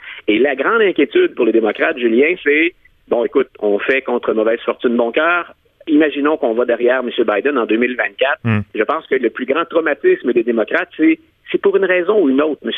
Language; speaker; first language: French; native; French